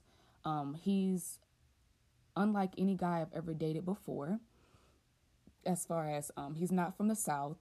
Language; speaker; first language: English; native; English